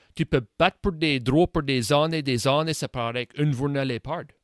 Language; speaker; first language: French; native; French